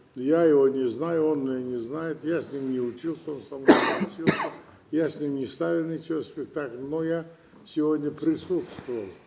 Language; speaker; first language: Russian; non-native, local second language; Kazakh